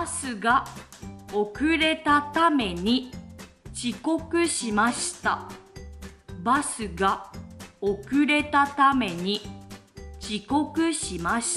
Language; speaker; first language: Japanese; non-native, fluent; French